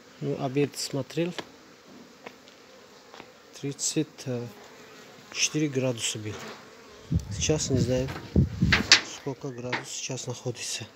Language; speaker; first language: Russian; non-native, learner; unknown